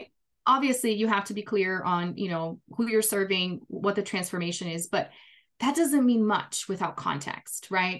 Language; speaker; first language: English; non-native, fluent; Portuguese